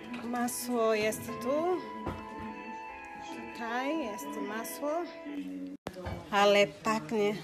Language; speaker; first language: Polish; non-native, learner; Portuguese